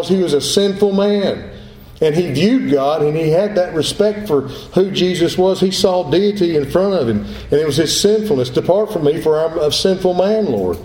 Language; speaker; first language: English; native; English